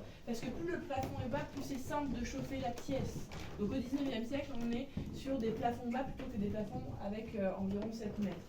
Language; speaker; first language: French; native; French